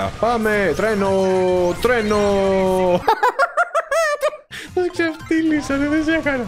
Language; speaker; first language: Greek; native; Greek